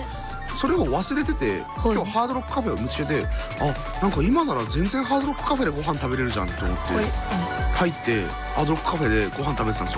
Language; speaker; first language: Japanese; native; Japanese